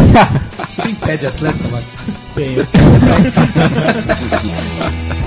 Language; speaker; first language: Portuguese; native; Portuguese